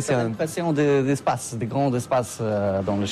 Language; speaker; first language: French; non-native, fluent; Polish